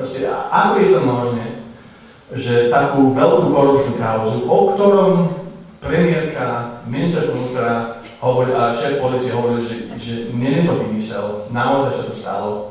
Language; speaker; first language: Slovak; non-native, fluent; English